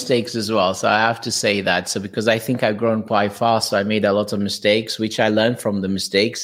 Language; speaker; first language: English; non-native, fluent; Portuguese